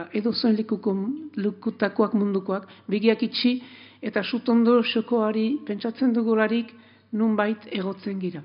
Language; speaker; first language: Basque; native; Basque